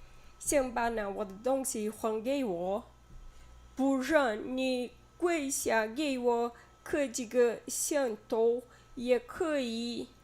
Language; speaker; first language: Chinese; non-native, learner; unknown